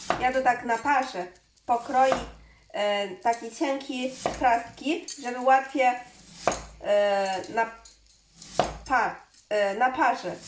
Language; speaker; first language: Polish; non-native, learner; Chinese